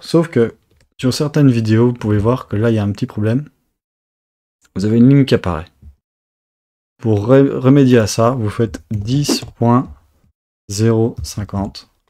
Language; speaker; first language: French; native; French